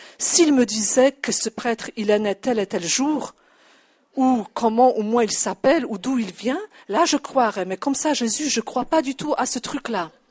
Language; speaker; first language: French; non-native, fluent; Polish